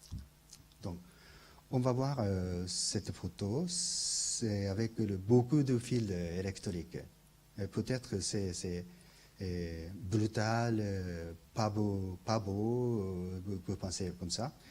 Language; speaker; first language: French; non-native, learner; Japanese